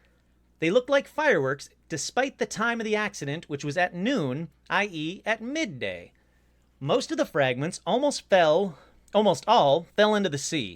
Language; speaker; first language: English; native; English